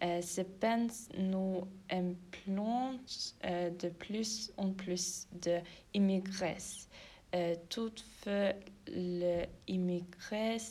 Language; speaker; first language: French; non-native, learner; Norwegian